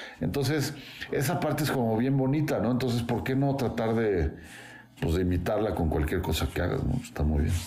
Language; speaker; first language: Spanish; native; Spanish